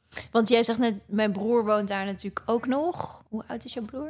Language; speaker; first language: Dutch; native; Dutch